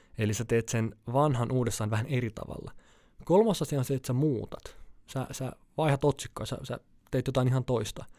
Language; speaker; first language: Finnish; native; Finnish